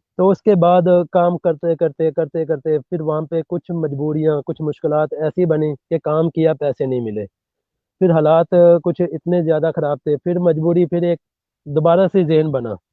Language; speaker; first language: Urdu; non-native, local second language; Punjabi